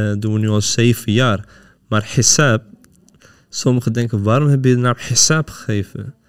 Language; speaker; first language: Dutch; early bilingual, other home language; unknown